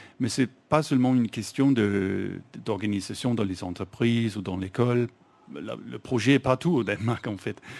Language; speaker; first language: French; non-native, fluent; Danish